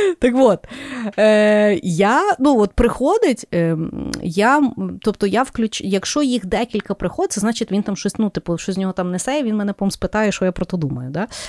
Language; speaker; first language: Ukrainian; native; Ukrainian